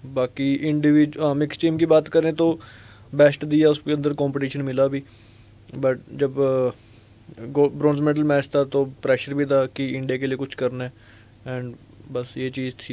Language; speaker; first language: Hindi; non-native, local second language; Punjabi